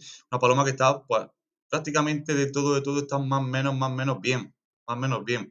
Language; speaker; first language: Spanish; native; Spanish